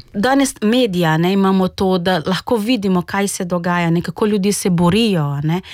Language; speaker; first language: Slovenian; non-native, fluent; Portuguese